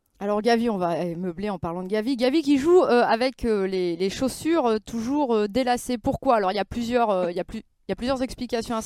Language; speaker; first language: French; native; French